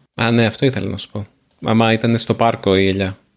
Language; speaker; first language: Greek; native; Greek